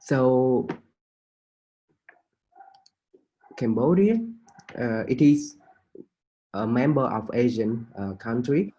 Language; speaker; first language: English; non-native, fluent; Khmer